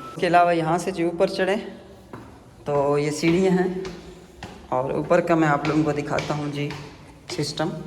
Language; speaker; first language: Urdu; non-native, local second language; Punjabi